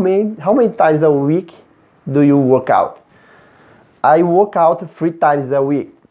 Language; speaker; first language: English; non-native, fluent; Portuguese